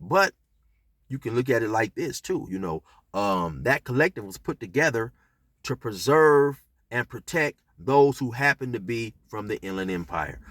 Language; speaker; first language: English; native; English